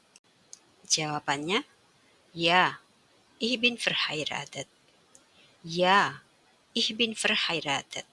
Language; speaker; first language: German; non-native, fluent; Indonesian